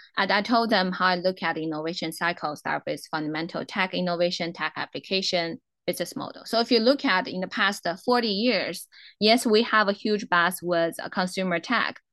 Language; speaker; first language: English; non-native, fluent; Chinese